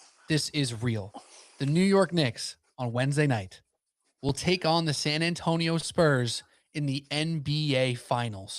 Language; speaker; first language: English; native; English